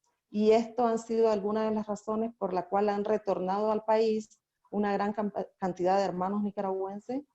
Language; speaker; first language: Spanish; native; Spanish